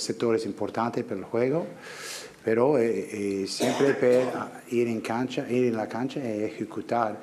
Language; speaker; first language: Spanish; non-native, learner; English